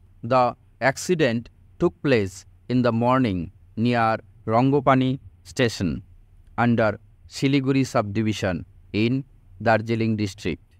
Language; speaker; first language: English; non-native, local second language; Bangla